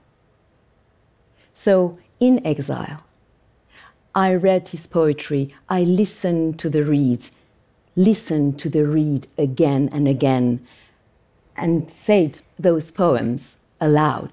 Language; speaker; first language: English; non-native, fluent; Persian